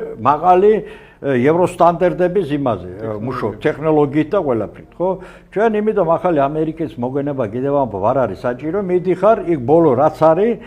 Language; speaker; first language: Georgian; non-native, local second language; Azerbaijani